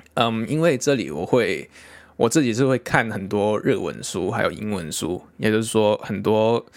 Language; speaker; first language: Chinese; non-native, local second language; Cantonese